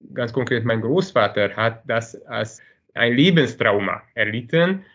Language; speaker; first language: German; non-native, fluent; Hungarian